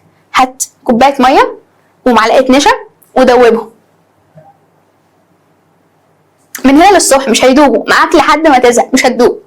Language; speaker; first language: Arabic; native; Arabic